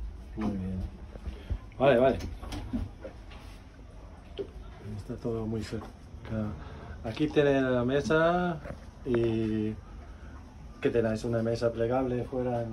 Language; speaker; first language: Spanish; non-native, fluent; English